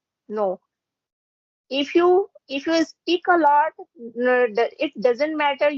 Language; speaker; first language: English; non-native, fluent; Hindi